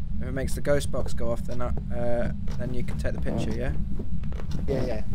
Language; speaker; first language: English; native; English